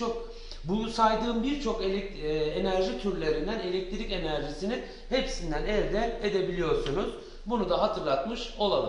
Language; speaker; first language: Turkish; native; Turkish